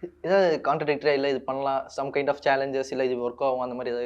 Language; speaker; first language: Tamil; native; Tamil